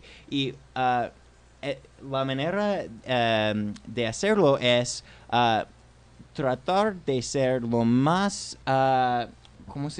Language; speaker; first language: Spanish; non-native, learner; English